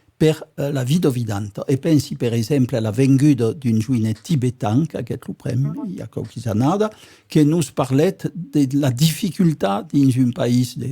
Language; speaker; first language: Occitan; native; Occitan